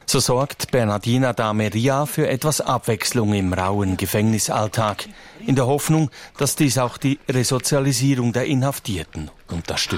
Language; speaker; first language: German; native; German